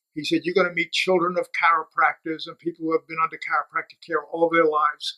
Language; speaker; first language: English; native; English